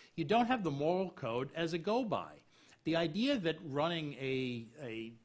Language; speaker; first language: English; native; English